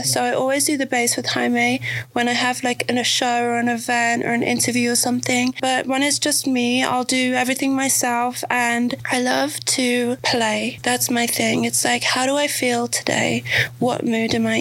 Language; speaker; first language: English; native; English